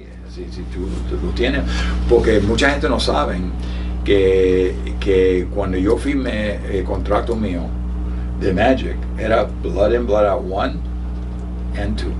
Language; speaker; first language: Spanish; early bilingual, heritage; Spanish